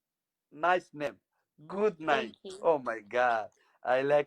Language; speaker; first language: English; non-native, learner; Somali